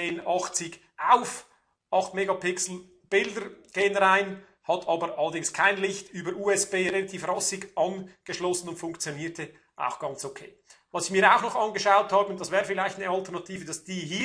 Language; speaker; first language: German; native; German